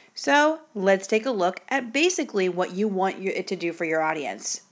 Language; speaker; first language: English; native; English